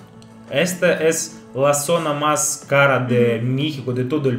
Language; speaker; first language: Spanish; non-native, learner; Russian